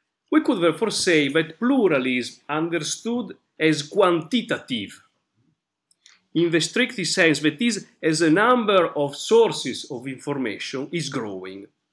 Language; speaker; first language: English; non-native, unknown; Italian